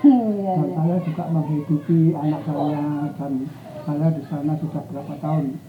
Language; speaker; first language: Indonesian; non-native, local second language; Javanese